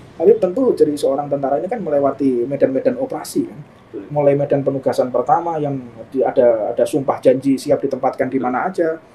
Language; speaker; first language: Indonesian; native; Indonesian